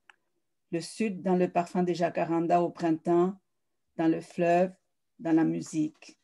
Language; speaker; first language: French; early bilingual, other home language; Spanish